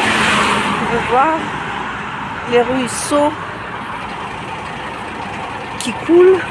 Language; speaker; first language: French; non-native, fluent; Russian